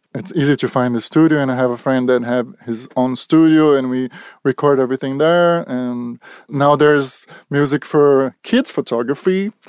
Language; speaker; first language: English; non-native, fluent; Portuguese